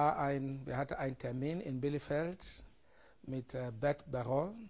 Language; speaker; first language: German; non-native, learner; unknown